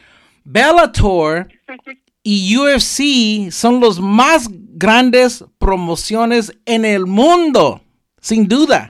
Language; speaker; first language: Spanish; early bilingual, heritage; Spanish